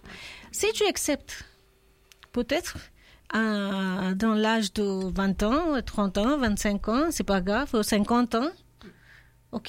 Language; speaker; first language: French; non-native, learner; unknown